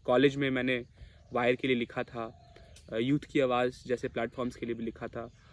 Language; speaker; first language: Hindi; non-native, local second language; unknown